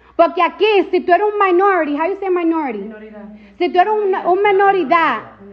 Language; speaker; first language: Spanish; early bilingual, heritage; Spanish